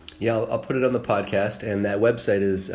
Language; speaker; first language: English; native; English